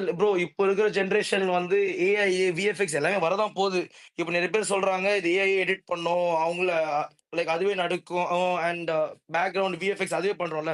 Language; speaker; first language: Tamil; native; Tamil